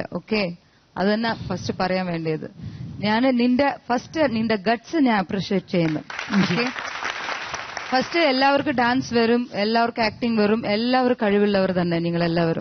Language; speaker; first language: Malayalam; non-native, fluent; Tamil